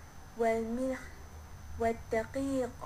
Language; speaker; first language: Arabic; non-native, learner; Malay